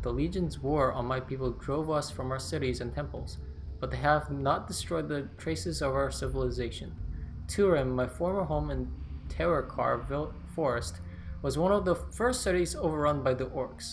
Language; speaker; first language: English; native; English